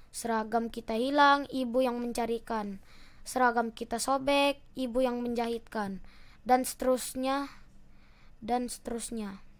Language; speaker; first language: Indonesian; native; Indonesian